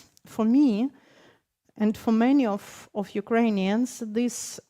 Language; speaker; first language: English; non-native, fluent; Ukrainian